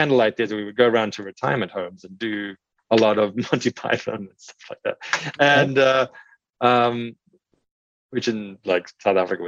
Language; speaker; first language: English; native; English